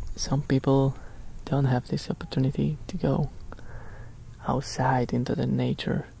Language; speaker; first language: English; non-native, fluent; Slovak